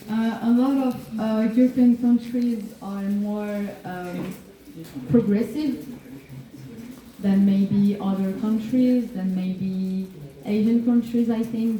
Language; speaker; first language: English; non-native, fluent; French